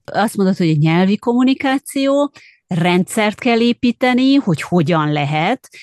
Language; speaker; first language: Hungarian; native; Hungarian